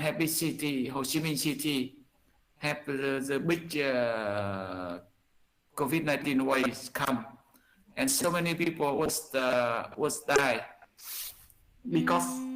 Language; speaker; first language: English; non-native, learner; Vietnamese